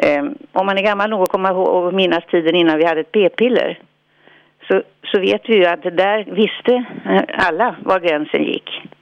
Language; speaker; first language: Swedish; native; Swedish